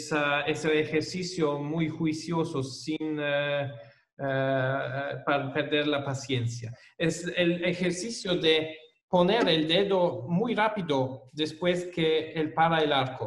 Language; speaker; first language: Spanish; non-native, fluent; German